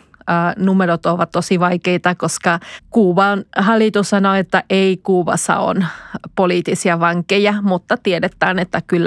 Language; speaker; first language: Finnish; non-native, fluent; Spanish